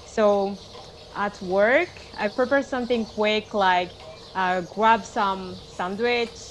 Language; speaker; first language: English; non-native, fluent; Malagasy